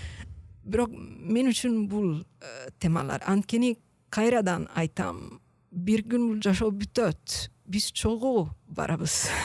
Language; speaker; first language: Kyrgyz; non-native, learner; Italian